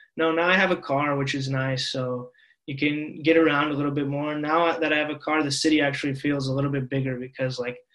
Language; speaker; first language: English; native; English